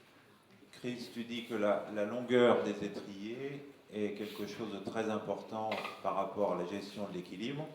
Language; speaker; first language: French; native; French